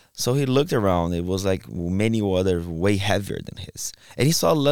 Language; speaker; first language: English; non-native, fluent; Portuguese